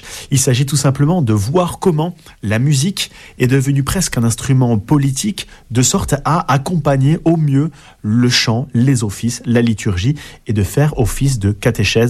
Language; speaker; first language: French; native; French